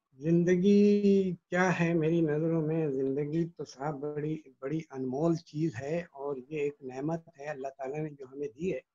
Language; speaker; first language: Urdu; native; Urdu